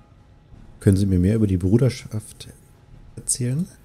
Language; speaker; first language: German; native; German